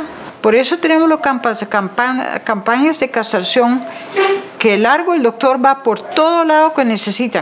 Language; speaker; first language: Spanish; non-native, fluent; Dutch